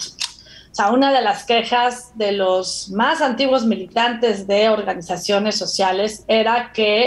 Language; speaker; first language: Spanish; native; Spanish